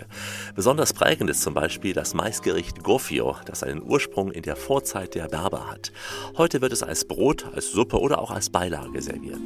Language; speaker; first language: German; native; German